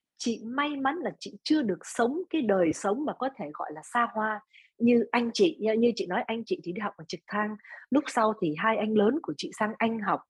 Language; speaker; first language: Vietnamese; early bilingual, other home language; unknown